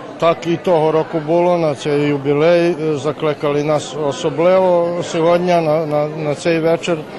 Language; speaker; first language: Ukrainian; early bilingual, heritage; Ukrainian